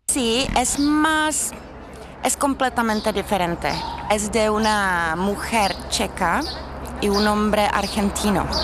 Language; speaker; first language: Spanish; non-native, fluent; Czech